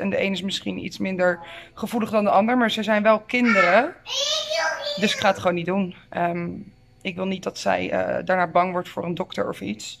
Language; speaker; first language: Dutch; native; Dutch